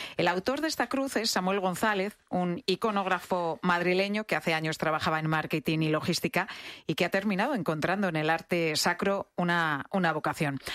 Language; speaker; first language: Spanish; native; Spanish